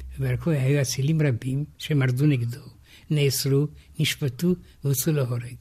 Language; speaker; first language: Hebrew; non-native, fluent; Romanian